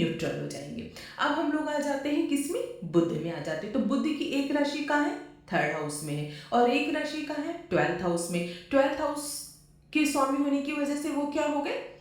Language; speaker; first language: Hindi; native; Hindi